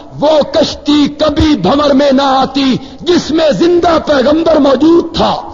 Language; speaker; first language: Urdu; non-native, local second language; Punjabi